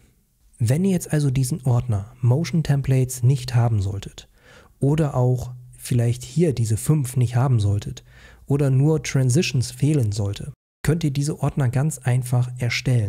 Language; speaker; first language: German; native; German